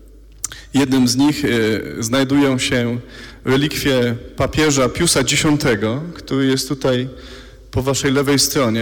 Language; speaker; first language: Polish; native; Polish